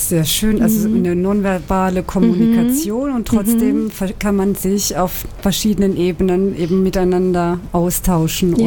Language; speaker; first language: German; native; German